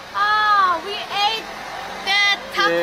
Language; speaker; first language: English; non-native, learner; Korean